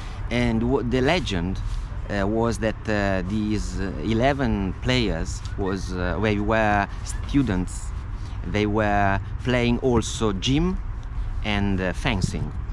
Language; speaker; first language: English; non-native, fluent; Italian